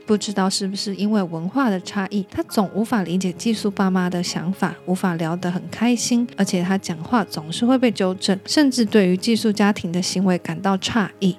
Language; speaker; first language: Chinese; native; Chinese